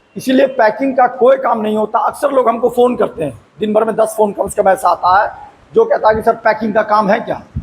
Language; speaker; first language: Hindi; native; Hindi